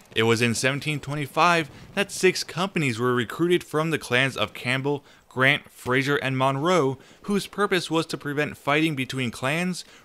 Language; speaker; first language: English; native; English